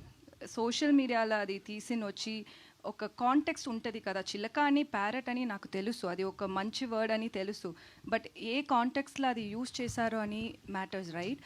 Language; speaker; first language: Telugu; non-native, local second language; Tamil